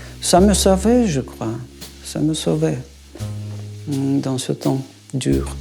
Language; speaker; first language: French; non-native, learner; Russian